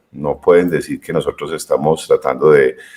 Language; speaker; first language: Spanish; native; Spanish